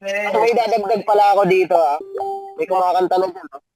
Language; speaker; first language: Filipino; native; Filipino